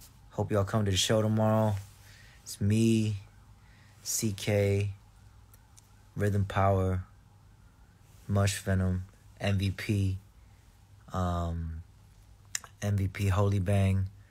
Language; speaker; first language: English; early bilingual, other home language; Korean